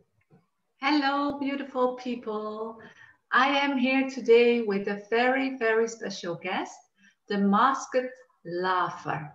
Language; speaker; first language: English; non-native, fluent; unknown